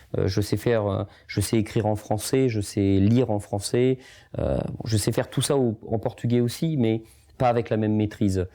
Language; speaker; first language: French; early bilingual, other home language; Portuguese